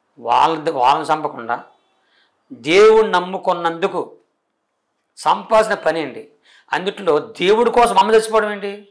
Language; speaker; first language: Telugu; non-native, local second language; Koya